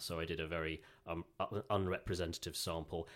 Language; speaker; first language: English; native; English